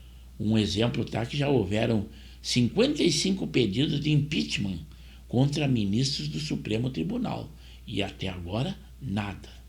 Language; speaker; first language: Portuguese; native; Portuguese